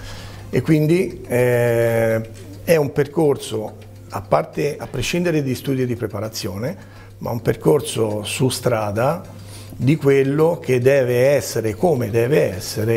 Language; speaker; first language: Italian; native; Italian